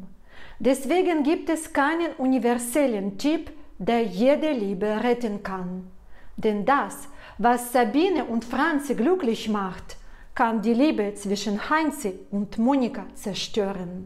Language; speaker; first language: German; non-native, fluent; Russian